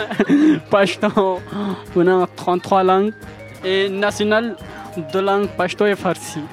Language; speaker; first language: French; non-native, learner; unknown